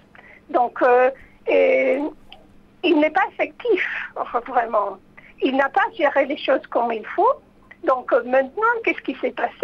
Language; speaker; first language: French; non-native, fluent; Spanish